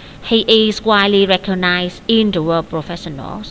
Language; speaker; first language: English; non-native, fluent; Vietnamese